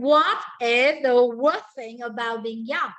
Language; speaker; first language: English; non-native, learner; Vietnamese